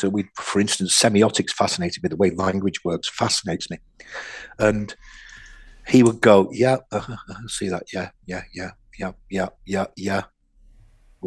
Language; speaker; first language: English; native; English